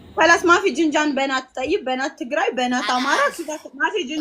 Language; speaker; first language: Arabic; non-native, learner; Amharic